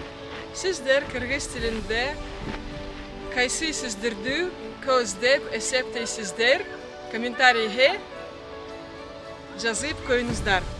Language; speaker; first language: Kyrgyz; non-native, learner; Russian